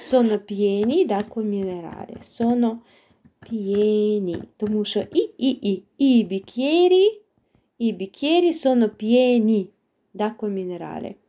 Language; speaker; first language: Italian; non-native, fluent; Ukrainian